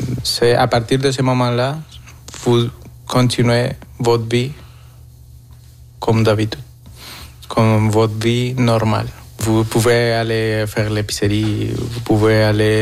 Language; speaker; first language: French; non-native, fluent; Spanish